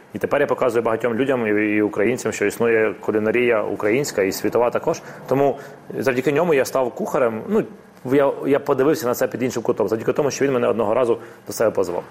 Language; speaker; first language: Ukrainian; non-native, local second language; Russian